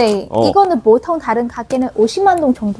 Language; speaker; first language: Korean; non-native, learner; Vietnamese